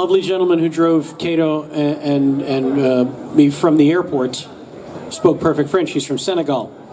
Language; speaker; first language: English; native; English